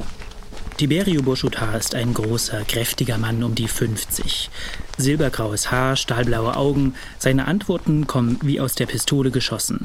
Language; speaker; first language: German; native; German